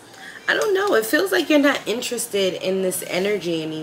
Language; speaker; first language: English; native; English